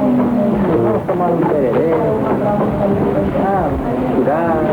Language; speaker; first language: Spanish; non-native, learner; Portuguese